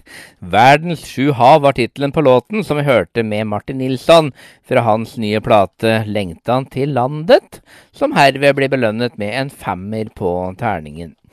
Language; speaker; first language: Norwegian; native; Norwegian